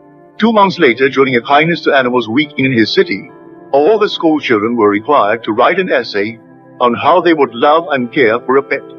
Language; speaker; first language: English; native; English